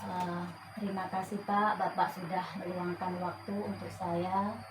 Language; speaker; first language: Indonesian; native; Indonesian